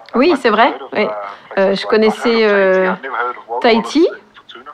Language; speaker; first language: French; non-native, fluent; English